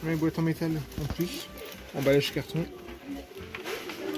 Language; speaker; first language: French; native; French